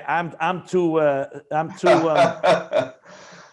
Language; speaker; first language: English; native; English